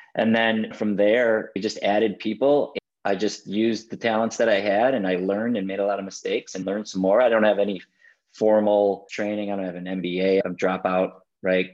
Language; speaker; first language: English; native; English